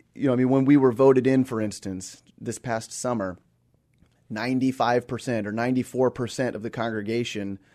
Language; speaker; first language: English; native; English